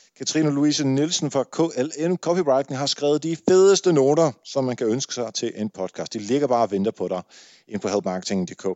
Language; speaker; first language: Danish; early bilingual, other home language; Dutch